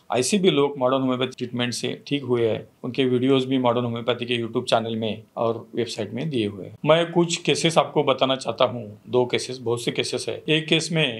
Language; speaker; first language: Hindi; non-native, local second language; Marathi